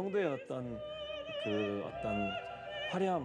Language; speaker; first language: Korean; native; Korean